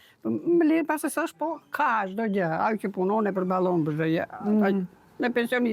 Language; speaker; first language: Albanian; native; Albanian